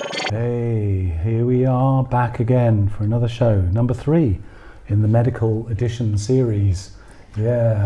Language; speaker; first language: English; native; English